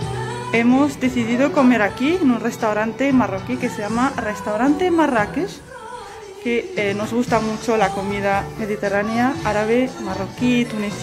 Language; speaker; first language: Spanish; non-native, fluent; Arabic